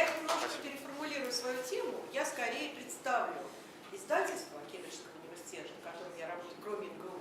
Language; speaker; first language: Russian; native; Russian